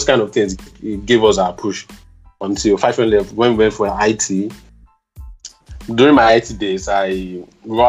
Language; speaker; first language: English; non-native, local second language; Yoruba